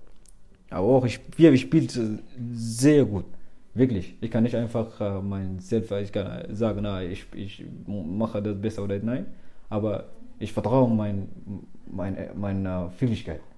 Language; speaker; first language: German; non-native, learner; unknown